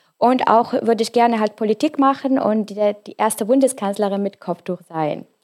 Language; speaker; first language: German; non-native, fluent; Arabic